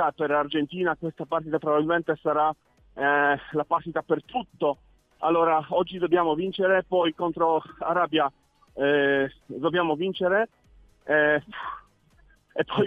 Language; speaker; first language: Italian; non-native, learner; Polish